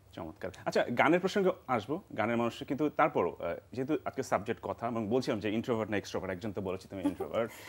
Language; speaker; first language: Bangla; native; Bangla